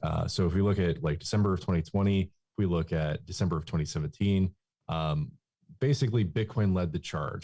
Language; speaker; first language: English; native; English